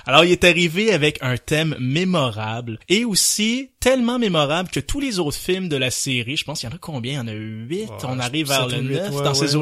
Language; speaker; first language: French; native; French